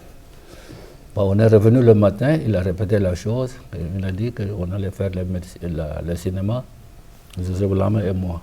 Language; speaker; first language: French; non-native, fluent; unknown